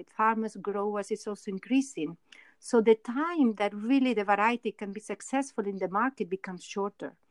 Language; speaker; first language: English; non-native, fluent; Spanish